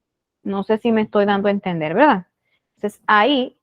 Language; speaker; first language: Spanish; native; Spanish